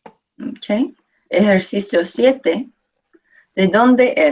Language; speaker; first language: Spanish; non-native, fluent; English